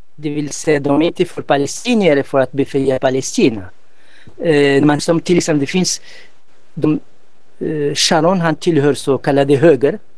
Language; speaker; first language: Swedish; non-native, fluent; Arabic